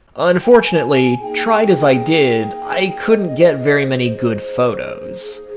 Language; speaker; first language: English; native; English